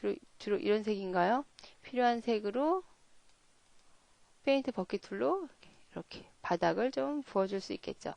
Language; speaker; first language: Korean; native; Korean